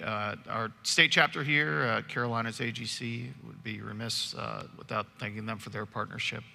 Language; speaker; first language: English; native; English